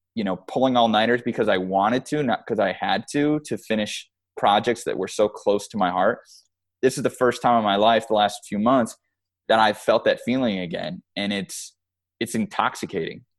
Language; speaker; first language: English; native; English